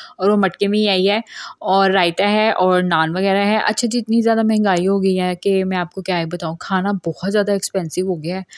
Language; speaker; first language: Urdu; non-native, local second language; Punjabi